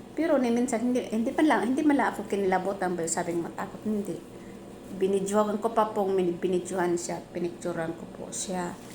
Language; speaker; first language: Filipino; non-native, local second language; Bikol